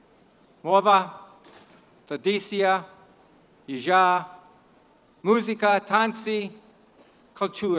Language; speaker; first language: Ukrainian; early bilingual, heritage; English